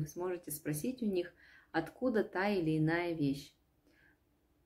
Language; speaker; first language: Russian; native; Russian